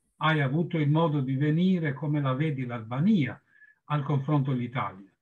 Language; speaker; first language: Italian; non-native, fluent; Albanian